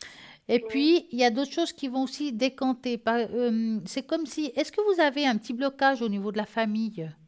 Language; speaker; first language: French; native; French